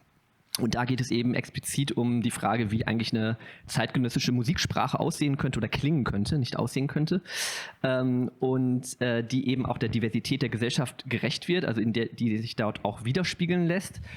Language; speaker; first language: German; native; German